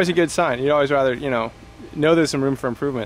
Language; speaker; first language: English; native; English